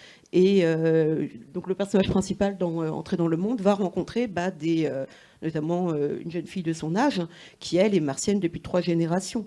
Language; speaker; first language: French; native; French